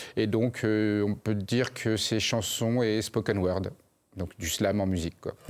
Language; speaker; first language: French; early bilingual, other home language; Khmer